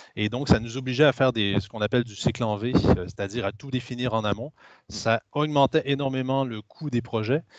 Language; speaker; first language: French; native; French